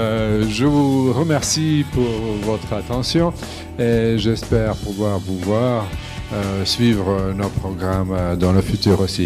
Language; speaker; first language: French; non-native, fluent; Serbian